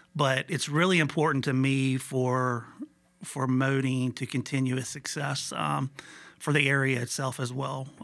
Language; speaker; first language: English; native; English